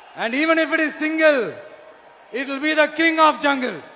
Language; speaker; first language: English; non-native, local second language; Tamil